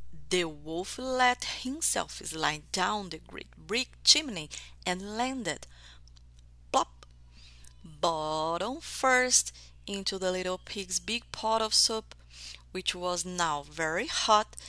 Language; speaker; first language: English; non-native, fluent; Portuguese